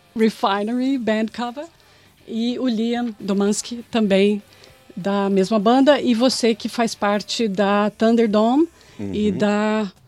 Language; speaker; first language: Portuguese; native; Portuguese